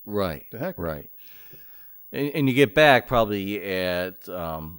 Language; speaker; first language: English; native; English